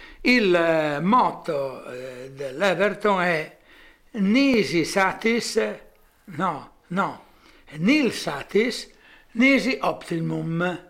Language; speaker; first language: Italian; native; Italian